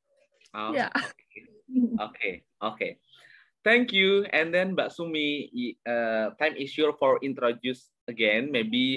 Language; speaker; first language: English; non-native, learner; Indonesian